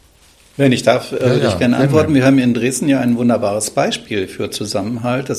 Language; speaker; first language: German; native; German